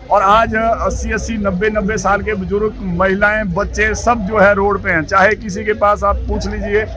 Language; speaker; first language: Hindi; native; Hindi